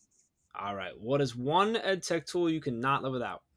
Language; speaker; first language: English; native; English